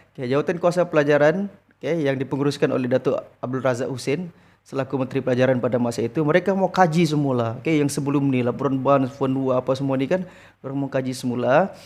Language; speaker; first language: Malay; native; Malay